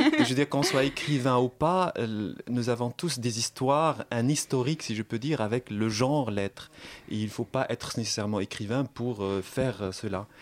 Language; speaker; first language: French; non-native, local second language; Arabic